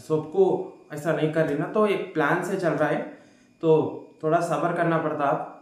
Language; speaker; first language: Hindi; non-native, local second language; Telugu